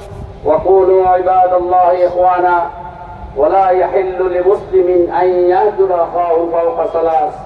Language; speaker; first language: Arabic; non-native, fluent; Bangla